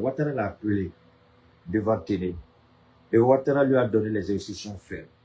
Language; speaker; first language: French; native; French